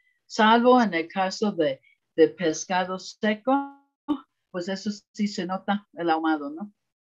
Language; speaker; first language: Spanish; native; Spanish